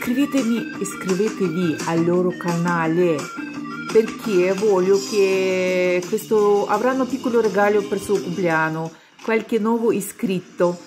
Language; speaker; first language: Italian; non-native, fluent; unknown